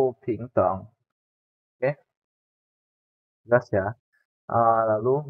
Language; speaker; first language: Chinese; non-native, fluent; Indonesian